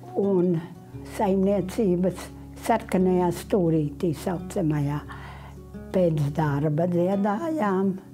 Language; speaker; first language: Latvian; native; Latvian